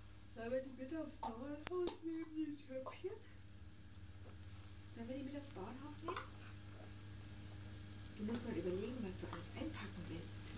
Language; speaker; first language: German; native; German